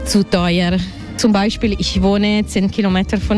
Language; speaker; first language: German; non-native, learner; Italian